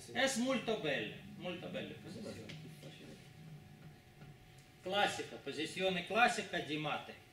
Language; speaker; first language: Italian; non-native, learner; Spanish